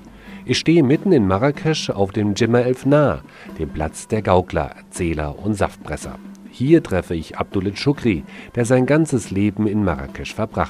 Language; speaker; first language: German; native; German